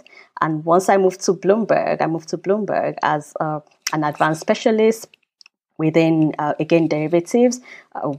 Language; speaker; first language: English; non-native, local second language; Yoruba